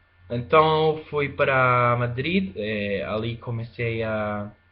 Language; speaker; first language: Portuguese; non-native, fluent; Spanish